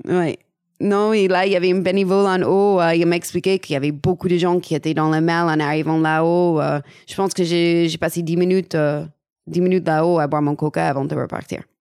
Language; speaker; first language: French; non-native, fluent; English